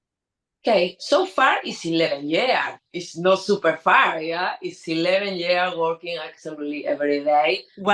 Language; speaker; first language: English; non-native, learner; Spanish